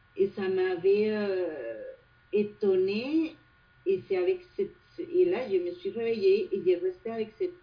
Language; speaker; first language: French; non-native, fluent; Spanish